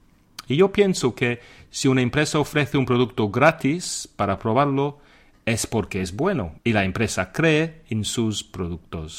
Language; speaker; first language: Spanish; non-native, fluent; English